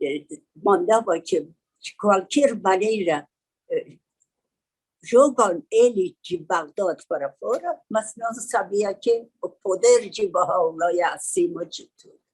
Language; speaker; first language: Portuguese; non-native, learner; Persian